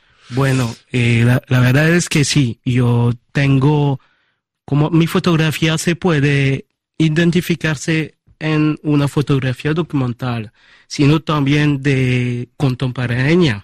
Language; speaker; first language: Spanish; early bilingual, heritage; Spanish